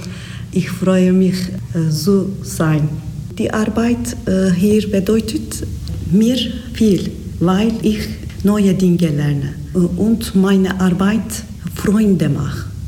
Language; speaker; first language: German; non-native, learner; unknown